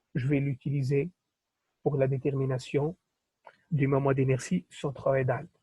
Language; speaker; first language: French; non-native, local second language; Arabic